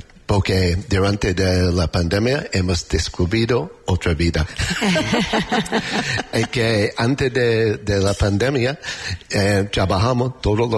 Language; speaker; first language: Spanish; non-native, learner; English